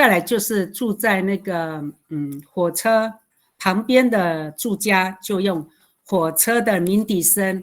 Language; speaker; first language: Chinese; non-native, local second language; Amis